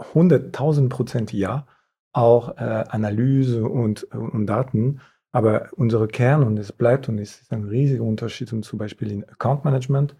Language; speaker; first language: German; non-native, fluent; French